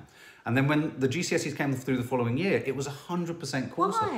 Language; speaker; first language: English; native; English